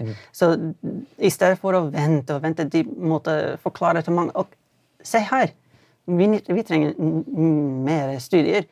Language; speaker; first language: Swedish; non-native, fluent; English